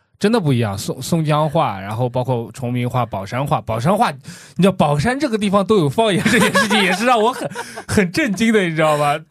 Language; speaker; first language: Chinese; non-native, local second language; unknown